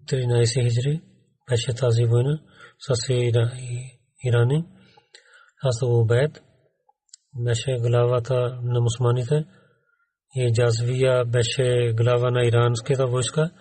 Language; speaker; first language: Bulgarian; non-native, learner; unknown